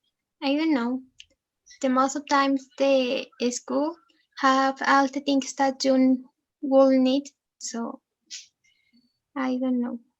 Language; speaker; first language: English; non-native, learner; Spanish